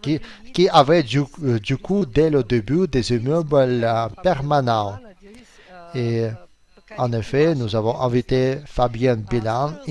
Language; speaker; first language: French; non-native, fluent; Russian